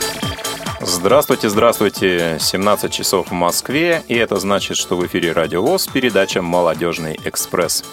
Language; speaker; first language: Russian; native; Russian